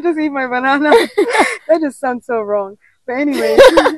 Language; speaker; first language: English; non-native, fluent; Somali